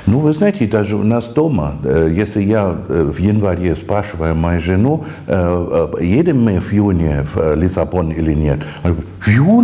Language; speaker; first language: Russian; non-native, fluent; German